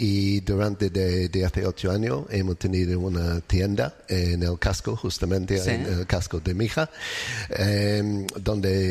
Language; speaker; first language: Spanish; non-native, learner; English